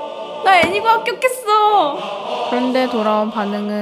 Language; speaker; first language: Korean; native; Korean